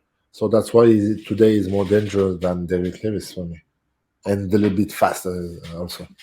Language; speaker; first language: English; non-native, fluent; French